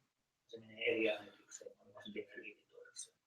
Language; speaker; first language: Finnish; native; Finnish